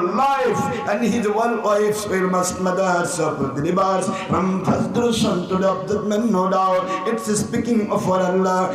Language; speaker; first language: English; non-native, local second language; Bangla